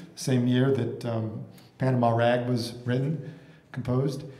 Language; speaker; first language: English; native; English